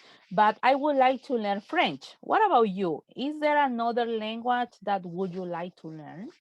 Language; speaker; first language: English; non-native, fluent; Spanish